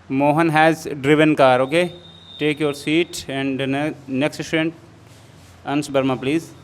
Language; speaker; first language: English; non-native, learner; Hindi